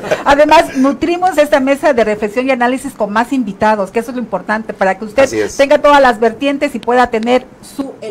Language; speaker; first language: Spanish; native; Spanish